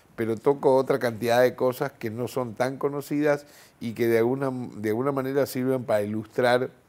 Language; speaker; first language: Spanish; native; Spanish